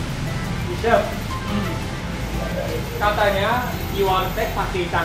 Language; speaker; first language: Indonesian; non-native, learner; Korean